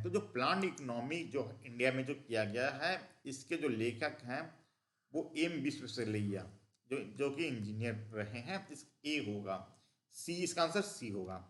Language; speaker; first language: Hindi; native; Hindi